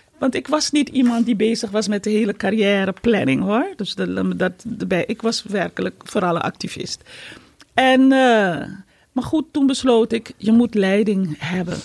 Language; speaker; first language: Dutch; native; Dutch